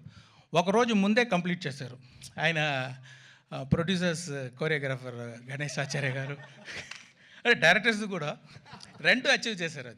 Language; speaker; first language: Telugu; non-native, fluent; Tamil